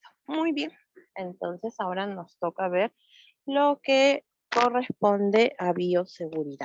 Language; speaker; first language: Spanish; native; Spanish